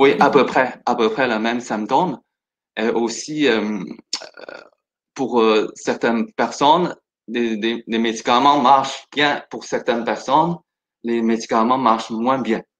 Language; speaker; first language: French; non-native, fluent; Chinese